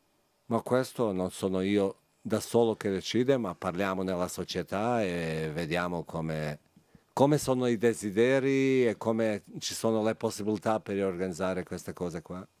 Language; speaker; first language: Italian; non-native, fluent; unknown